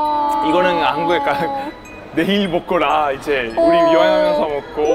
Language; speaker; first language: Korean; non-native, fluent; Italian